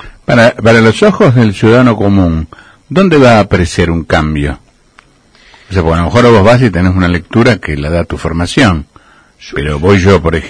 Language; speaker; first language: Spanish; native; Spanish